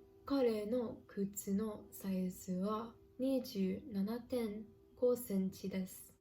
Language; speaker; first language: Japanese; non-native, learner; English